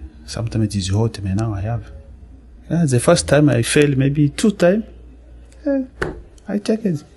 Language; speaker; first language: English; non-native, learner; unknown